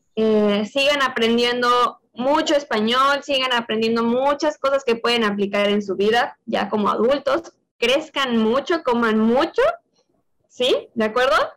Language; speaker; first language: Spanish; native; Spanish